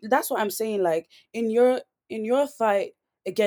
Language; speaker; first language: English; native; English